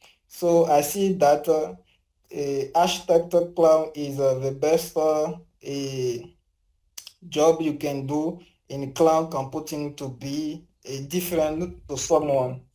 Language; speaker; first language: English; non-native, learner; French